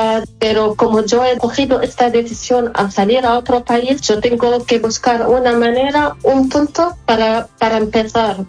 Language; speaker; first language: Spanish; non-native, fluent; Arabic